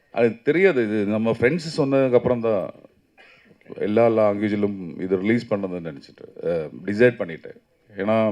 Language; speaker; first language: Tamil; non-native, learner; Malayalam